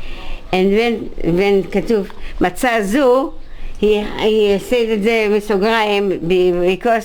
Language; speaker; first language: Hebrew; non-native, fluent; Dutch